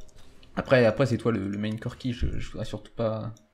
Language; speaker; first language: French; native; French